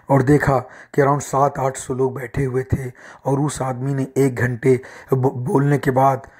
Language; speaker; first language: Hindi; native; Hindi